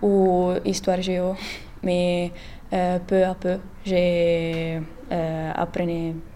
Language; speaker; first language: French; non-native, learner; Italian